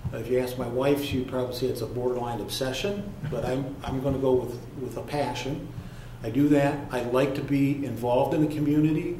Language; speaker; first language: English; native; English